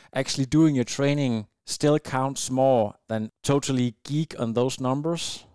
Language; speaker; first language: English; non-native, fluent; Danish